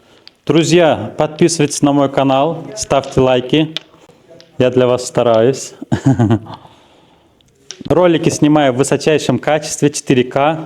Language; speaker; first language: Russian; native; Russian